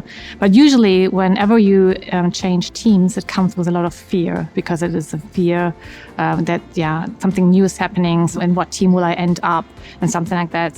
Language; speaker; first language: English; non-native, fluent; German